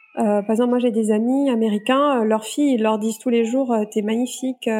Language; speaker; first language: French; native; French